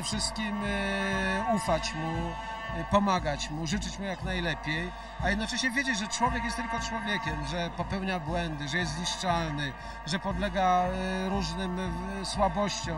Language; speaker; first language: Polish; native; Polish